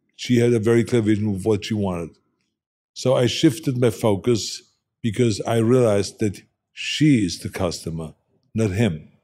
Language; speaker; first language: English; non-native, fluent; German